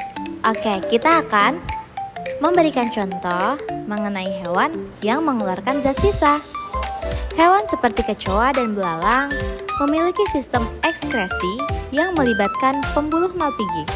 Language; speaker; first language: Indonesian; native; Indonesian